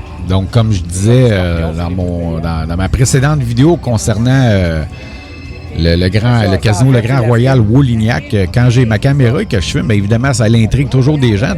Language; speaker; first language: French; native; French